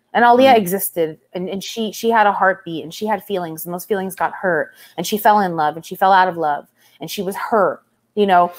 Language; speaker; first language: English; native; English